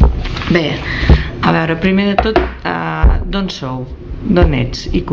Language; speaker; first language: Catalan; native; Catalan